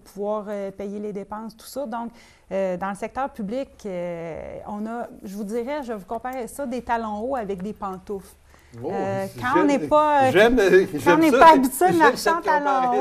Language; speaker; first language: French; native; French